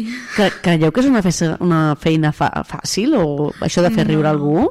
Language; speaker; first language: Catalan; native; Catalan